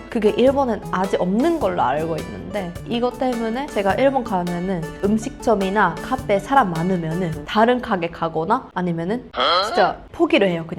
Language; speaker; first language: Korean; non-native, fluent; Japanese